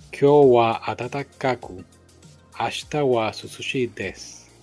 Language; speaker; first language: Japanese; non-native, learner; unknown